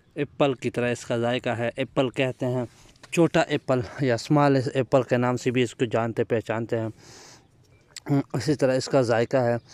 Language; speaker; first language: Urdu; non-native, local second language; Pashto